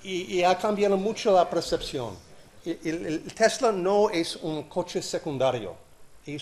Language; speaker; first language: Spanish; non-native, learner; English